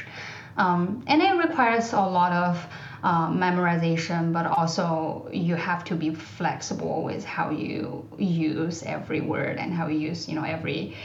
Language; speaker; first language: English; non-native, fluent; Chinese